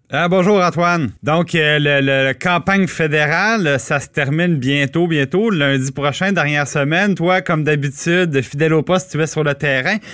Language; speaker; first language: French; native; French